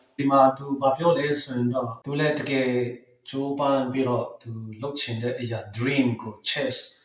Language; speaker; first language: Burmese; non-native, local second language; Hakha Chin